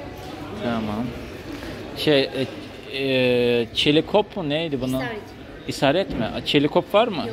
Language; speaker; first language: Turkish; non-native, learner; Russian